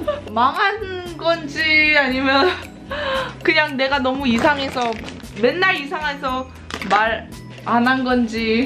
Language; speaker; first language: Korean; early bilingual, heritage; Korean